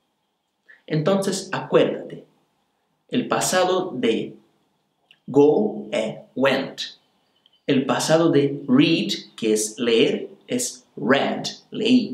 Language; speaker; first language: Spanish; non-native, fluent; Portuguese